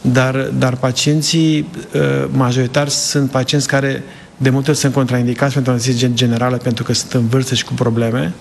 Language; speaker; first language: Romanian; native; Romanian